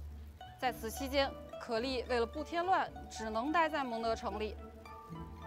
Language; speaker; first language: Chinese; native; Chinese